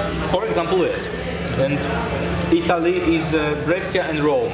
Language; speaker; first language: English; non-native, learner; Polish